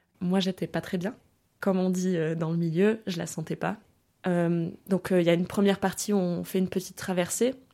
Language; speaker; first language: French; early bilingual, other home language; German